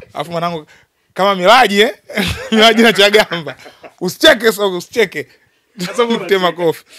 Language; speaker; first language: Swahili; native; Swahili